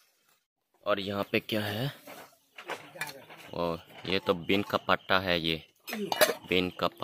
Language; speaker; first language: Hindi; non-native, local second language; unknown